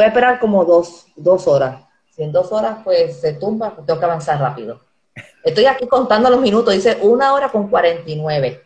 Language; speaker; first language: Spanish; native; Spanish